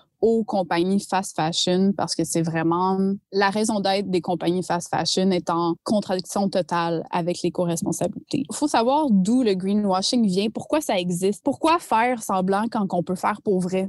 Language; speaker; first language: French; native; French